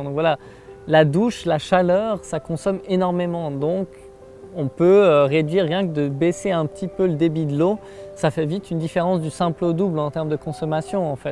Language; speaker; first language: French; native; French